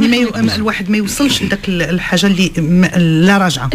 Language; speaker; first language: Arabic; native; Arabic